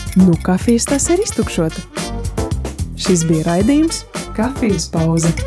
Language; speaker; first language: Latvian; non-native, fluent; Spanish